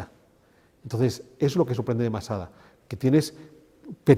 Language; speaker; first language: Spanish; native; Spanish